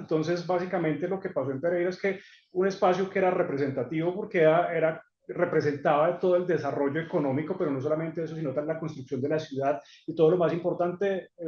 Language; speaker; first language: Spanish; native; Spanish